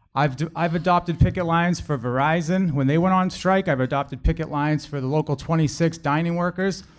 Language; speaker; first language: English; native; English